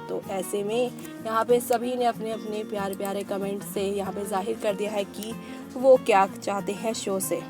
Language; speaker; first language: Hindi; native; Hindi